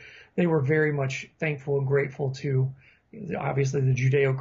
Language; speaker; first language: English; native; English